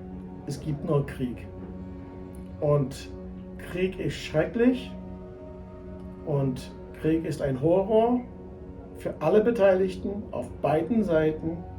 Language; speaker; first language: German; non-native, fluent; English